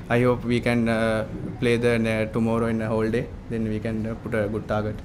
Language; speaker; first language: English; non-native, local second language; Sinhala